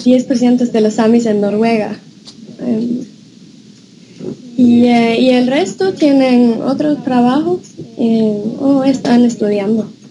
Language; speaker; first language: Spanish; non-native, fluent; Norwegian